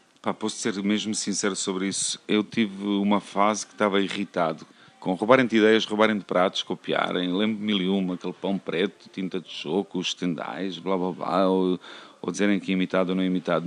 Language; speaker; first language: Portuguese; non-native, fluent; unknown